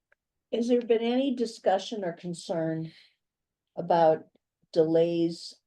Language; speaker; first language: English; native; English